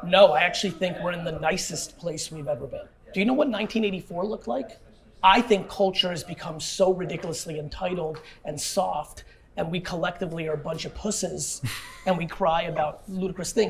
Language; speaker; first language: English; early bilingual, other home language; Russian